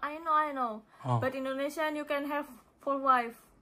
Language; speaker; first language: English; non-native, learner; Indonesian